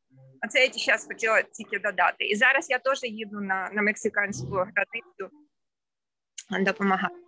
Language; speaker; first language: Ukrainian; non-native, local second language; Russian